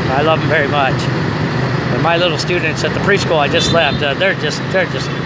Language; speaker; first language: English; native; English